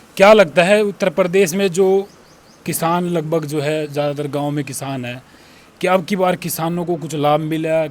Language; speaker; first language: Hindi; native; Hindi